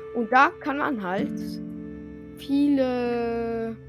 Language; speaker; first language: German; non-native, fluent; French